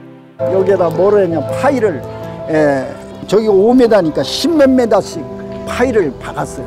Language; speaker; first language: Korean; native; Korean